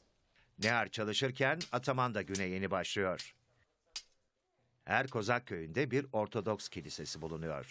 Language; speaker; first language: Turkish; native; Turkish